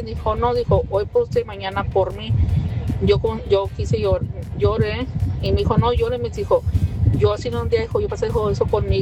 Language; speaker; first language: Spanish; early bilingual, heritage; Spanish